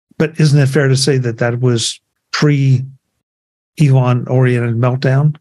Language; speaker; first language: English; native; English